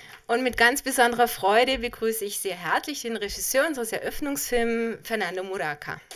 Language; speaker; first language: German; native; German